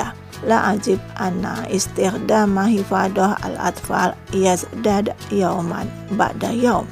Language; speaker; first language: Arabic; non-native, fluent; Indonesian